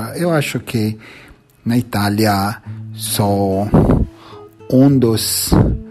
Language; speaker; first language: Portuguese; non-native, learner; Italian